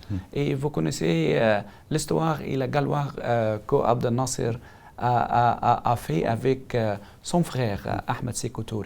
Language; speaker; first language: French; non-native, learner; Arabic